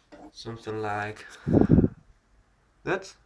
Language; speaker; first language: English; non-native, learner; Spanish